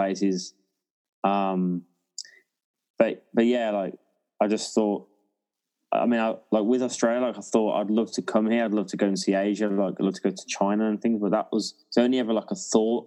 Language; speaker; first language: English; native; English